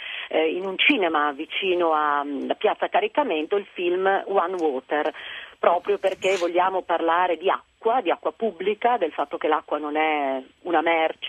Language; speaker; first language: Italian; native; Italian